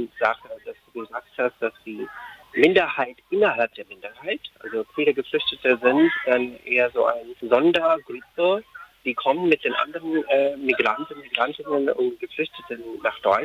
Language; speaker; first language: German; non-native, fluent; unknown